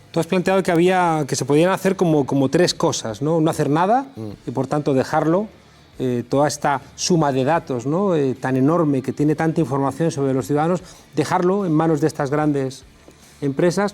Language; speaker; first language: Spanish; native; Spanish